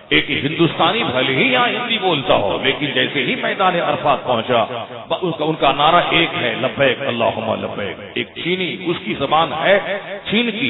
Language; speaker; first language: Urdu; non-native, local second language; Odia